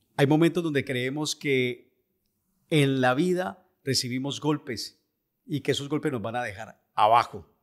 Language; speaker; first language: Spanish; native; Spanish